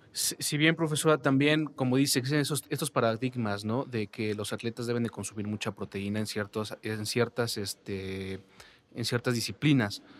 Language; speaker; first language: Spanish; native; Spanish